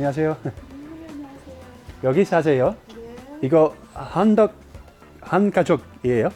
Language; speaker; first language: Korean; non-native, learner; Dutch